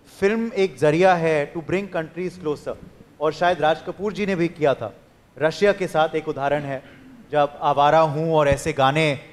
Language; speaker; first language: Hindi; native; Hindi